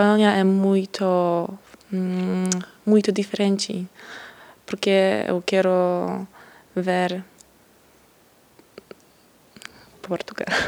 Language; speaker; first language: Portuguese; non-native, learner; Polish